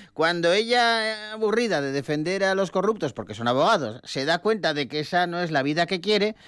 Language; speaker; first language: Spanish; native; Spanish